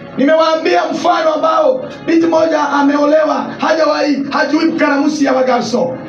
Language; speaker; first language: Swahili; non-native, local second language; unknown